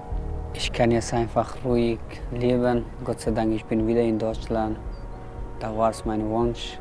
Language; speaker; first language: German; non-native, learner; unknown